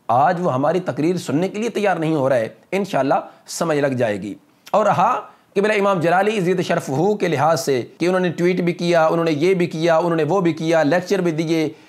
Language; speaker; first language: Urdu; non-native, local second language; Punjabi